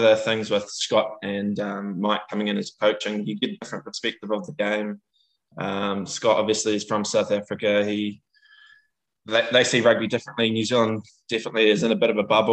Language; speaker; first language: English; native; English